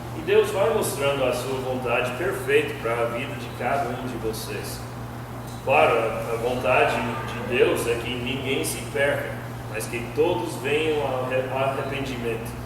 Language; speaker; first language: Portuguese; non-native, fluent; English